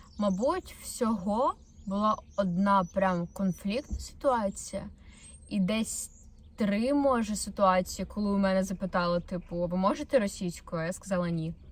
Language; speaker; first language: Ukrainian; non-native, local second language; Russian